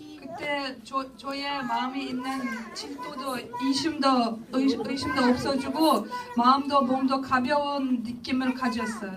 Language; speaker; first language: Korean; non-native, learner; Russian